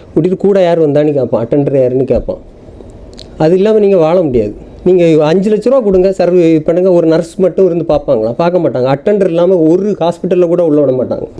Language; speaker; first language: Tamil; native; Tamil